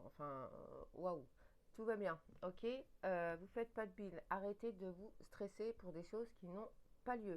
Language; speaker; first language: French; native; French